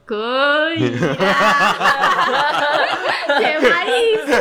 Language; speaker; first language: Chinese; non-native, learner; Japanese